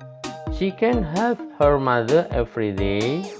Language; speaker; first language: English; non-native, learner; Indonesian